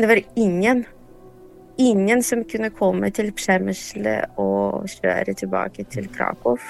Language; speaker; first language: Norwegian; non-native, fluent; Ukrainian